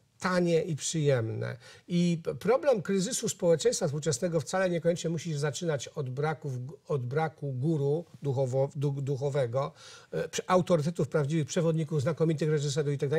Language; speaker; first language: Polish; native; Polish